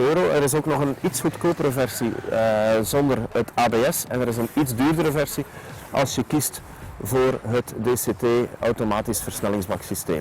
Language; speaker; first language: Dutch; native; Dutch